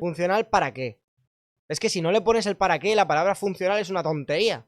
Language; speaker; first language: Spanish; native; Spanish